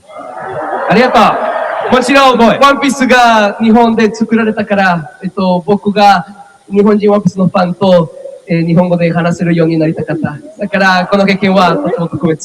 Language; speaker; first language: Japanese; non-native, learner; Spanish